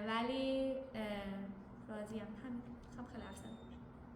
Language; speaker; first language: Persian; native; Persian